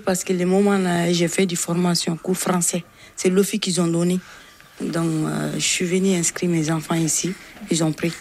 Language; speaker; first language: French; non-native, learner; Bambara